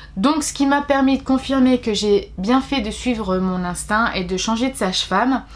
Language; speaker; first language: French; native; French